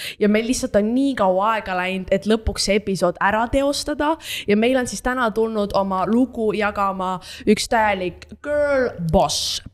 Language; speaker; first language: Estonian; native; Estonian